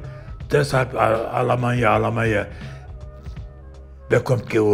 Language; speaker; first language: German; non-native, learner; Turkish